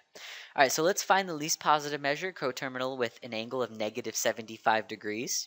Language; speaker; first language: English; native; English